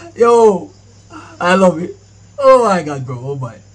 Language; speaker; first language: English; non-native, local second language; Jamaican Creole English